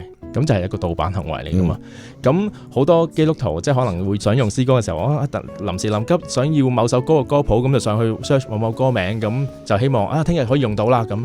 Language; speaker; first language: Cantonese; native; Cantonese